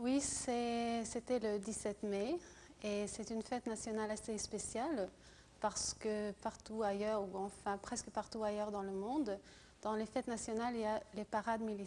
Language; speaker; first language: French; non-native, fluent; Norwegian